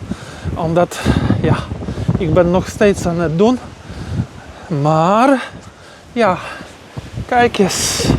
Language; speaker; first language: Dutch; non-native, learner; Polish